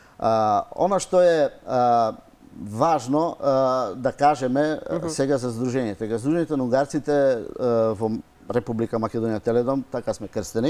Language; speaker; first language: Macedonian; non-native, fluent; Hungarian